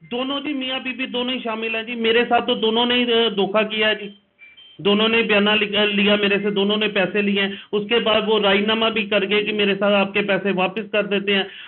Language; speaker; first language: Hindi; non-native, local second language; Punjabi